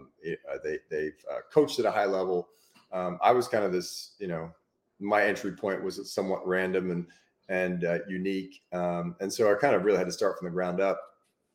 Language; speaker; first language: English; native; English